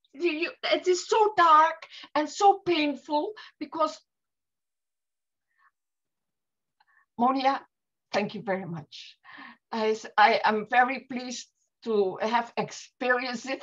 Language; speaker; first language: English; non-native, fluent; German